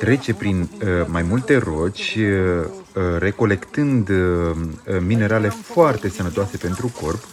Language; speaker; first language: Romanian; native; Romanian